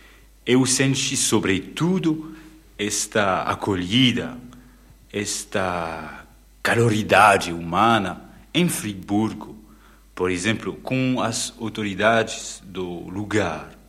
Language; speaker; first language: Portuguese; non-native, fluent; French